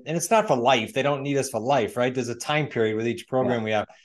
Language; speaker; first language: English; native; English